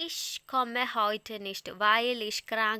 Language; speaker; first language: German; non-native, fluent; Malayalam